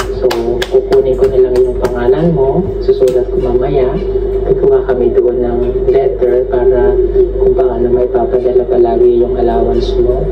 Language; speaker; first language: Filipino; non-native, local second language; Cebuano